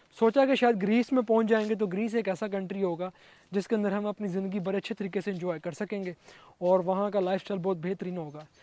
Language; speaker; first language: Urdu; non-native, local second language; Punjabi